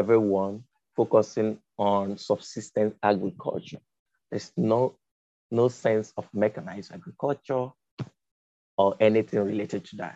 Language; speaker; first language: English; non-native, local second language; Igbo